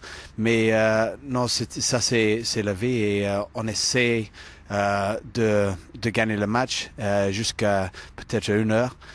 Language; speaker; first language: French; non-native, fluent; English